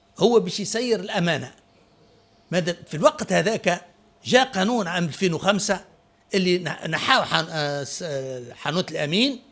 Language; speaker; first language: Arabic; native; Arabic